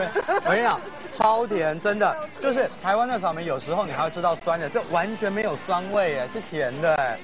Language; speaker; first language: Chinese; native; Chinese